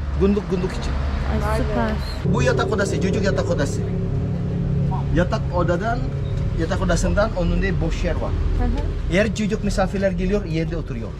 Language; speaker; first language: Turkish; non-native, learner; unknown